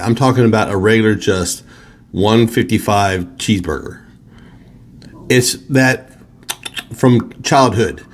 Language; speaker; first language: English; native; English